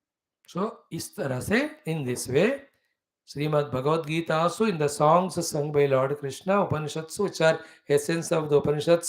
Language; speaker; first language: English; non-native, local second language; Hindi